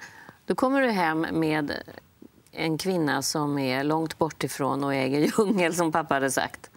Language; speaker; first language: Swedish; native; Swedish